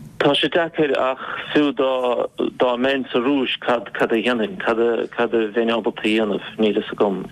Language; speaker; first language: Irish; non-native, fluent; Russian